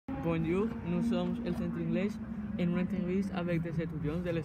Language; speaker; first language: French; non-native, learner; Spanish